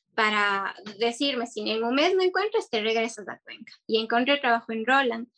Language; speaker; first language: Spanish; native; Spanish